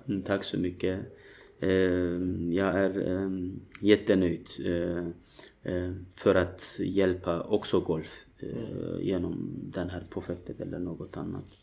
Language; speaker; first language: Swedish; non-native, learner; Turkish